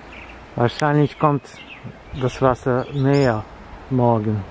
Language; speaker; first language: German; non-native, learner; Ukrainian